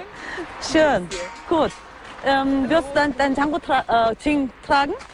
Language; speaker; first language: German; non-native, fluent; Korean